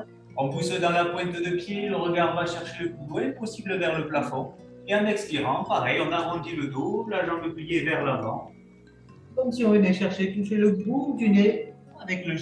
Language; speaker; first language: French; native; French